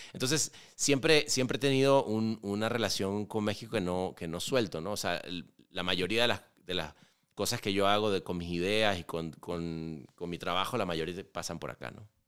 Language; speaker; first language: Spanish; native; Spanish